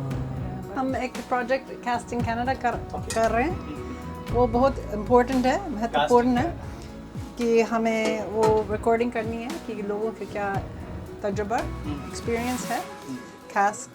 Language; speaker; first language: Hindi; non-native, fluent; English